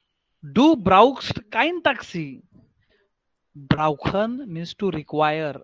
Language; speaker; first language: German; non-native, fluent; Marathi